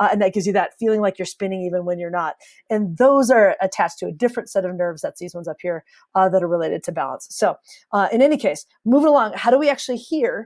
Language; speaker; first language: English; native; English